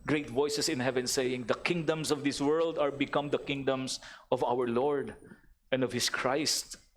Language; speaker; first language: English; non-native, local second language; Filipino